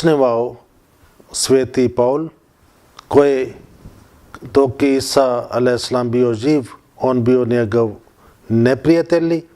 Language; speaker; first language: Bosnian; non-native, fluent; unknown